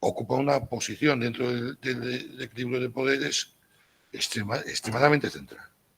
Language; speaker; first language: Spanish; native; Spanish